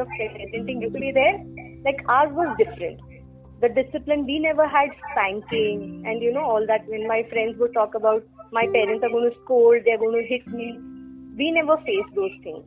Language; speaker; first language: English; non-native, local second language; Hindi